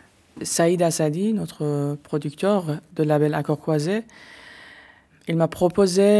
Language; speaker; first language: French; non-native, learner; Persian